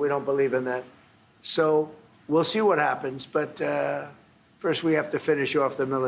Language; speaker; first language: English; native; English